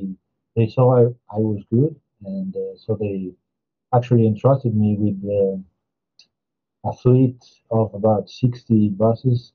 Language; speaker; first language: English; non-native, fluent; Italian